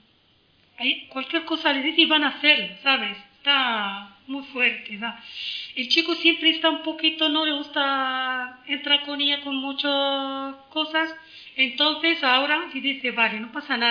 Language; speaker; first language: Spanish; non-native, learner; Arabic